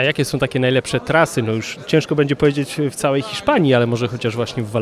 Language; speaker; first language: Polish; native; Polish